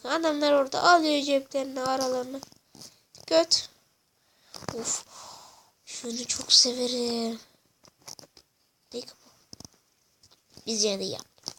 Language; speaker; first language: Turkish; native; Turkish